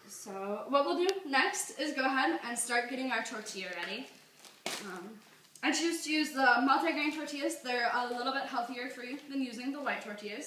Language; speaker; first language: English; native; English